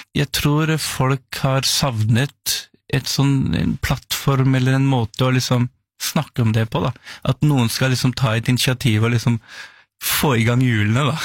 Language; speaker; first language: Norwegian; early bilingual, other home language; Urdu